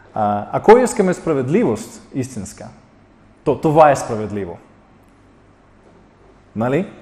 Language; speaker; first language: Bulgarian; non-native, fluent; Russian